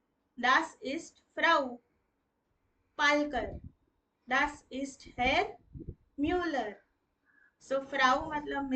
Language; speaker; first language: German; non-native, fluent; Hindi